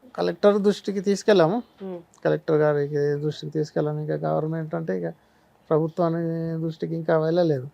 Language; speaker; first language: Telugu; non-native, local second language; Gondi